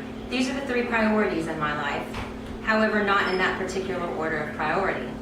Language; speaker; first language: English; native; English